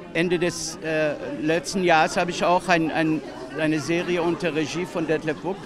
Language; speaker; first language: German; non-native, fluent; Persian